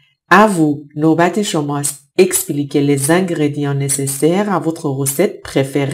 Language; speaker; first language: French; non-native, fluent; Persian